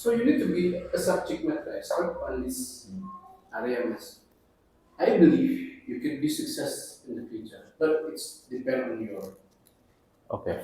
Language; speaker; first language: English; non-native, fluent; Indonesian